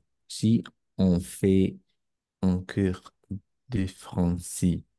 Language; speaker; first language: French; non-native, learner; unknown